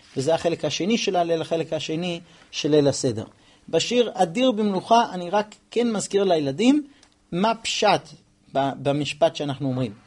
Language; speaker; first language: Hebrew; non-native, fluent; English